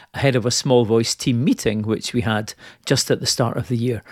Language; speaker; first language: English; native; English